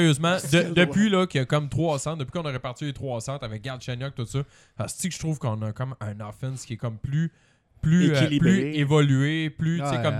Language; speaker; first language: French; native; French